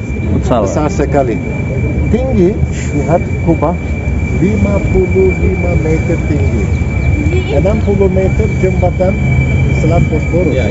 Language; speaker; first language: Indonesian; non-native, learner; Turkish